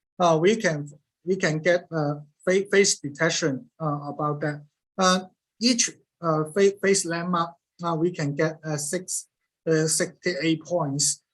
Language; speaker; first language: English; non-native, learner; Cantonese